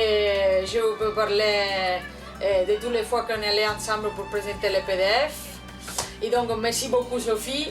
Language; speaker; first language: French; non-native, learner; Italian